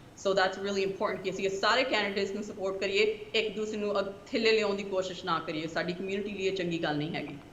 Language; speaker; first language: Punjabi; early bilingual, heritage; Punjabi